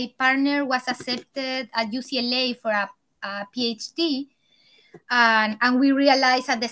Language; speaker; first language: English; non-native, fluent; Spanish